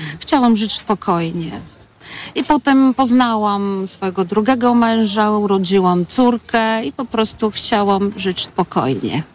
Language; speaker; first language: Polish; non-native, fluent; Bulgarian